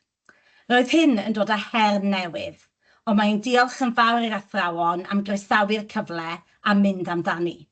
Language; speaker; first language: Welsh; native; Welsh